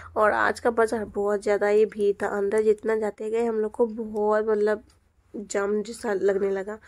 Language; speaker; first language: Hindi; non-native, local second language; Bangla